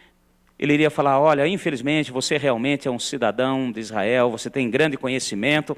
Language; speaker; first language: Portuguese; native; Portuguese